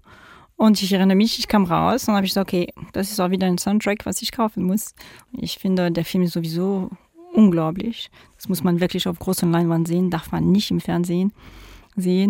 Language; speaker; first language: German; non-native, fluent; French